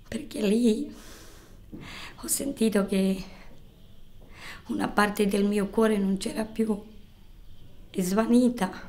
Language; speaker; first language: Italian; non-native, fluent; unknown